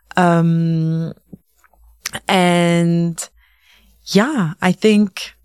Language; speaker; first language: English; native; English